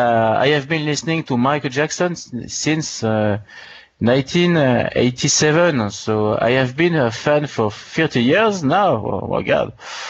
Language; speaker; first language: English; non-native, learner; French